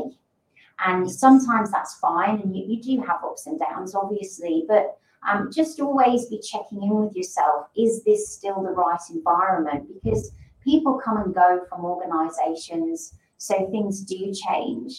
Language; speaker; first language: English; native; English